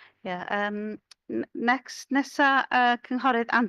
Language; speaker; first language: Welsh; native; Welsh